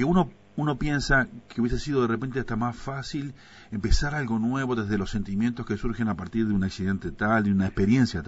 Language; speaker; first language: Spanish; native; Spanish